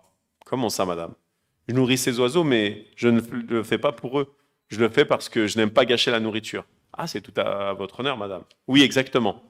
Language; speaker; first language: French; native; French